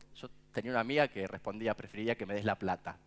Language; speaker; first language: Spanish; native; Spanish